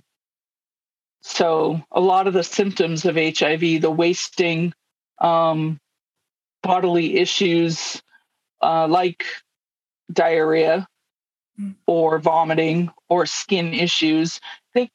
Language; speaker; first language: English; native; English